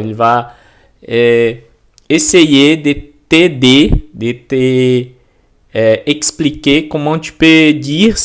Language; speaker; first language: French; non-native, learner; Portuguese